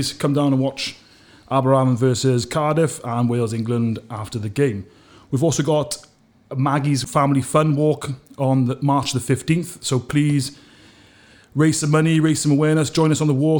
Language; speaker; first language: English; native; English